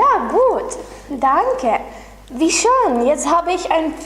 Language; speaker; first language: German; non-native, learner; Lithuanian